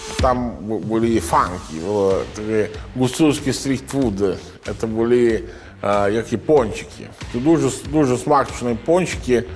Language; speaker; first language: Ukrainian; non-native, learner; Italian